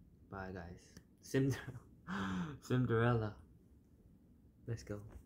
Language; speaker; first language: English; early bilingual, other home language; Korean